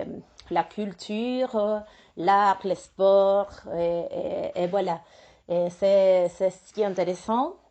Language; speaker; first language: French; non-native, fluent; Spanish